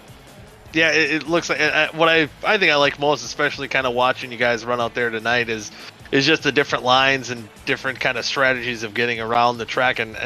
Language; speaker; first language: English; native; English